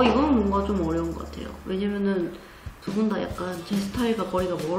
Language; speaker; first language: Korean; native; Korean